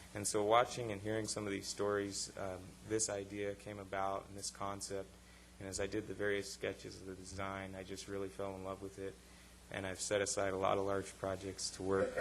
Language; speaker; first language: English; native; English